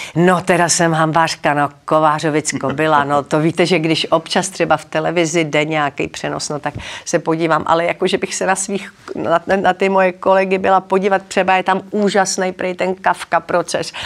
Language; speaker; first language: Czech; native; Czech